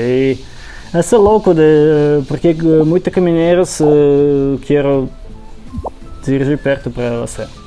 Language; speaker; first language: Portuguese; non-native, learner; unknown